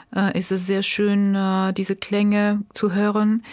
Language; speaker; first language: German; non-native, fluent; Georgian